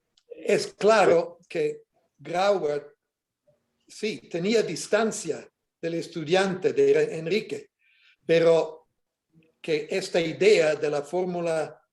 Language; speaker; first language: Spanish; non-native, fluent; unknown